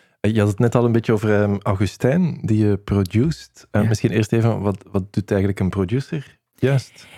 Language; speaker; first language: Dutch; native; Dutch